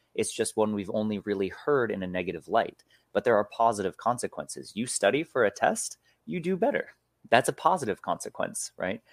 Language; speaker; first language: English; native; English